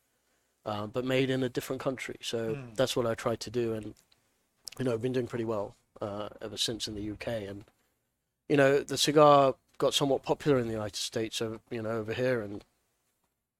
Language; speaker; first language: English; native; English